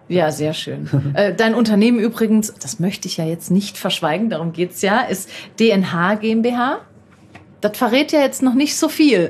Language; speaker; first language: German; native; German